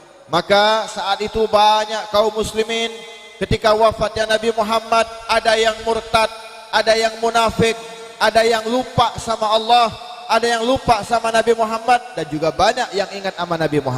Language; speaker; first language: Indonesian; native; Indonesian